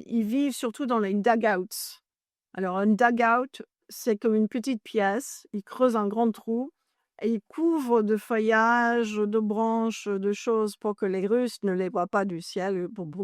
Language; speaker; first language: French; non-native, fluent; English